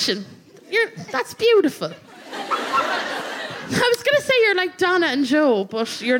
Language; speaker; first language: English; native; English